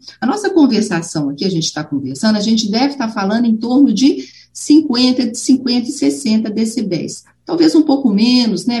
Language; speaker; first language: Portuguese; native; Portuguese